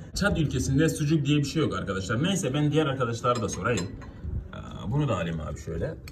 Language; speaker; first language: Turkish; non-native, fluent; Arabic